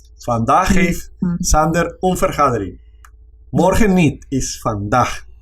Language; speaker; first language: Dutch; non-native, learner; Spanish